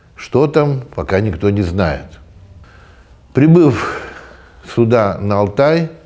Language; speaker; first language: Russian; native; Russian